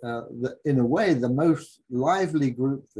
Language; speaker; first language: English; native; English